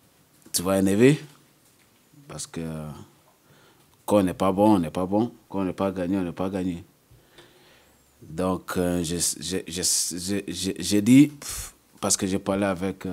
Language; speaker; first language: French; non-native, learner; English